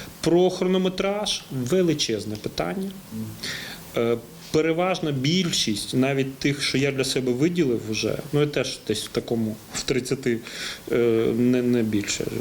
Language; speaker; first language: Ukrainian; native; Ukrainian